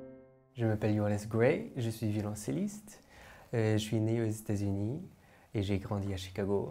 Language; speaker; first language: French; non-native, fluent; English